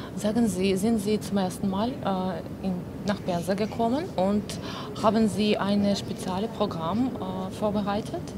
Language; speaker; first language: German; non-native, learner; Russian